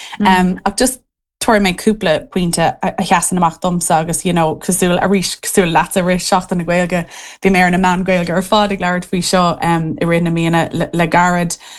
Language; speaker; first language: Irish; non-native, local second language; English